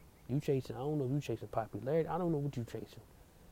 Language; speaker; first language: English; native; English